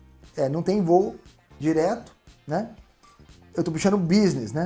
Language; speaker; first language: Portuguese; native; Portuguese